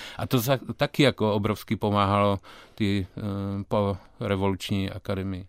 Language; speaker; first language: Czech; native; Czech